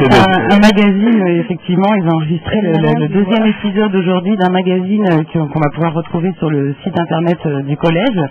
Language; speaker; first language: French; native; French